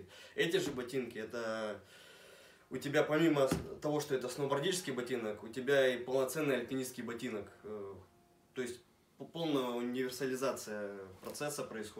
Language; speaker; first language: Russian; native; Russian